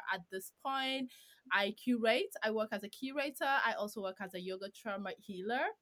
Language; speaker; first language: English; non-native, fluent; Greek